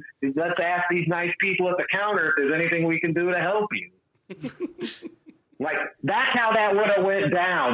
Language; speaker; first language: English; native; English